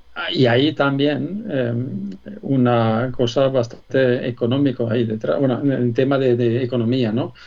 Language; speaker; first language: Spanish; non-native, fluent; Swedish